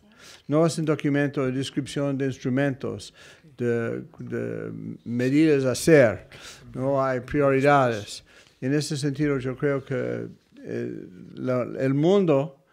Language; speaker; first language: Spanish; non-native, fluent; English